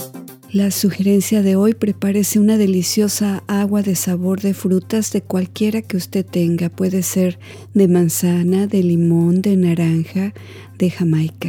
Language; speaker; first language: Spanish; native; Spanish